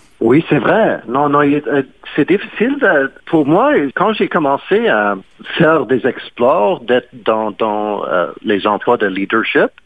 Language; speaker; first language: French; non-native, fluent; English